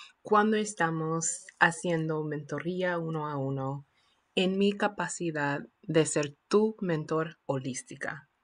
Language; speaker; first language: Spanish; non-native, fluent; English